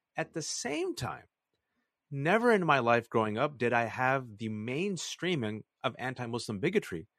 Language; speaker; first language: English; early bilingual, other home language; Urdu